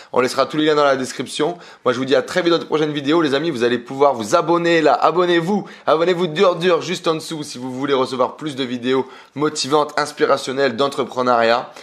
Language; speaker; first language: French; native; French